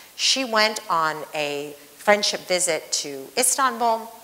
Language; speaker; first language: English; native; English